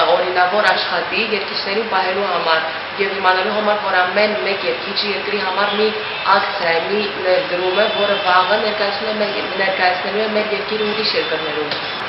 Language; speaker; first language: Armenian; native; Armenian